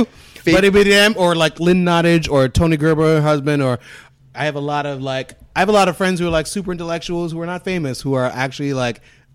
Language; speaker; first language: English; non-native, local second language; Shona